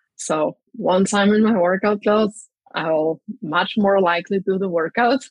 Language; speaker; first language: English; non-native, fluent; German